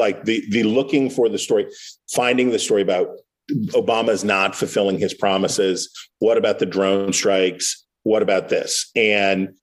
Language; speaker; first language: English; native; English